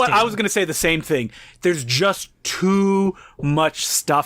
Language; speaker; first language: English; native; English